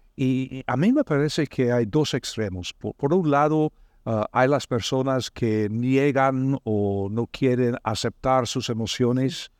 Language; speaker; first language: Spanish; non-native, fluent; English